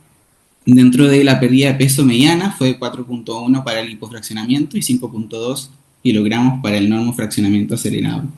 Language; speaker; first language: Spanish; native; Spanish